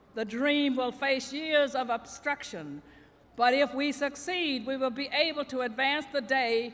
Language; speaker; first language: English; native; English